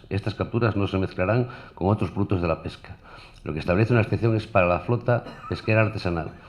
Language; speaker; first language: Spanish; native; Spanish